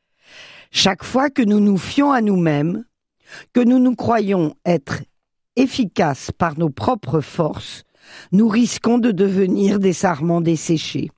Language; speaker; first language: French; native; French